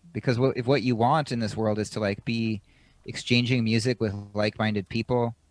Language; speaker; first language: English; native; English